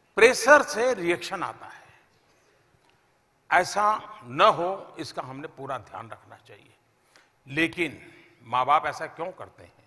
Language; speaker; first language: Hindi; native; Hindi